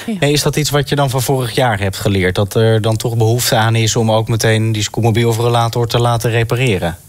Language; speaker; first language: Dutch; native; Dutch